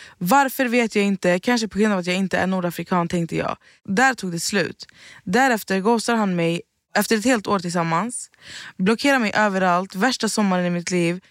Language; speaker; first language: Swedish; early bilingual, other home language; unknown